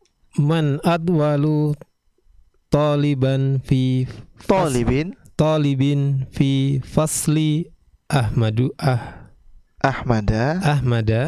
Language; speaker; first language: Arabic; non-native, learner; Indonesian